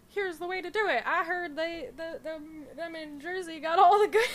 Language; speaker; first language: English; native; English